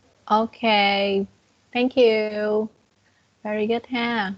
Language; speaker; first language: English; non-native, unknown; Vietnamese